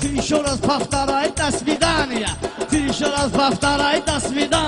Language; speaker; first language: Russian; non-native, local second language; Azerbaijani